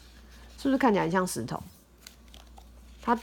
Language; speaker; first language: Chinese; native; Chinese